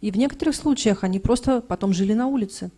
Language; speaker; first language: Russian; native; Russian